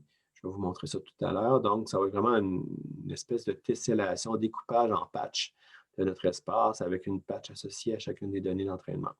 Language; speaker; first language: French; native; French